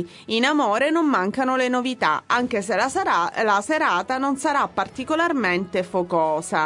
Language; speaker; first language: Italian; native; Italian